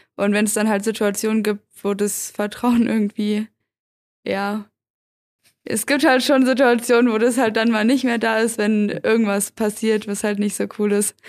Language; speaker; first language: German; native; German